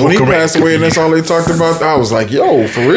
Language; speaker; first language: English; native; English